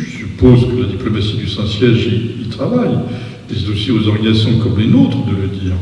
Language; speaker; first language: French; native; French